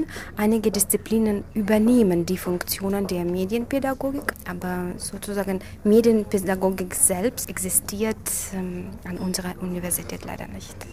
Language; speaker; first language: German; non-native, fluent; Russian